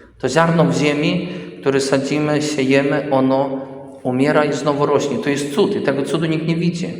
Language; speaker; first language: Polish; early bilingual, heritage; Polish